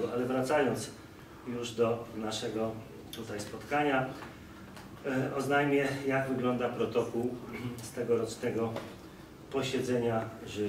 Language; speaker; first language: Polish; native; Polish